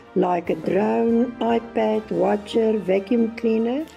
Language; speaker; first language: English; native; English